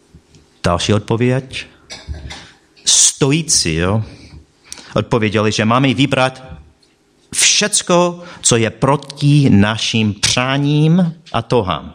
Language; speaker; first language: Czech; non-native, fluent; English